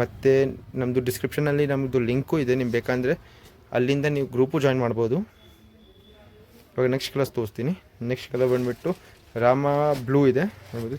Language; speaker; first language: Kannada; non-native, local second language; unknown